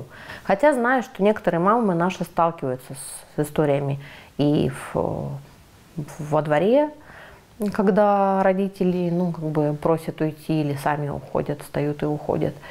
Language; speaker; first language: Russian; native; Russian